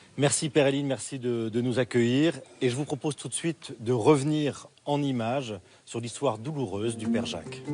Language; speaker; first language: French; native; French